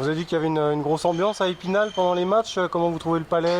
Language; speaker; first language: French; native; French